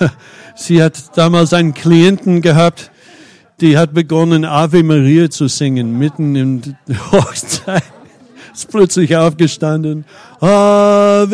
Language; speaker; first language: German; non-native, fluent; English